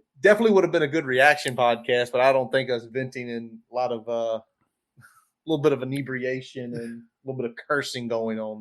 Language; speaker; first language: English; native; English